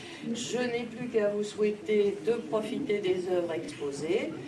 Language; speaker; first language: French; native; French